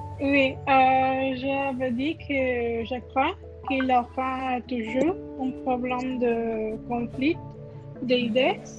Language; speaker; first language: French; non-native, learner; Spanish